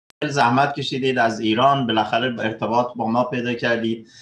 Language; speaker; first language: Persian; native; Persian